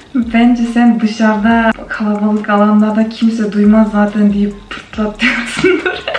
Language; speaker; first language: Turkish; non-native, fluent; Kyrgyz